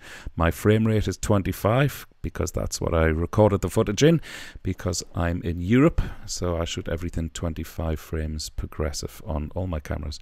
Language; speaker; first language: English; native; English